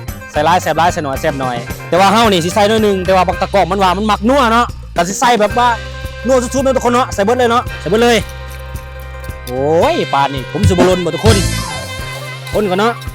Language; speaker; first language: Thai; non-native, local second language; Northeastern Thai